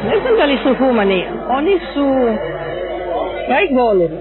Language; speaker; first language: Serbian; early bilingual, heritage; Serbian